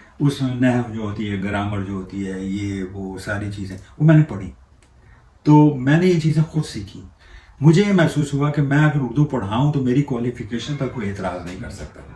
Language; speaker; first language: Urdu; non-native, local second language; Punjabi